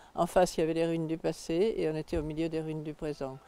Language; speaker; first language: French; native; French